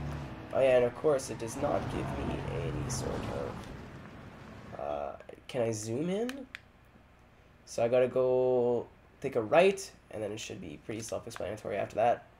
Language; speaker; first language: English; native; English